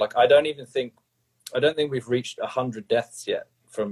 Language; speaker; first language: English; native; English